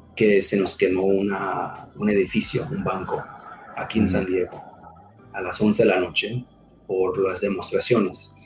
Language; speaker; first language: Spanish; early bilingual, heritage; Spanish